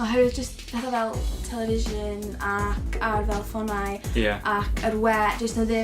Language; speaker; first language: Welsh; native; Welsh